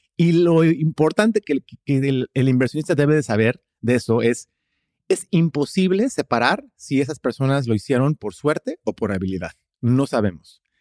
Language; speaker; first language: Spanish; early bilingual, heritage; Spanish